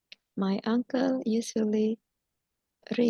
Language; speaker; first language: English; non-native, fluent; Indonesian